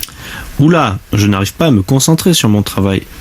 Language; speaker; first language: French; native; French